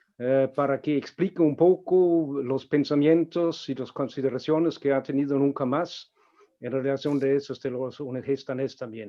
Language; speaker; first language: Spanish; non-native, fluent; Danish